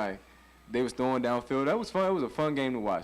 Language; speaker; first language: English; native; English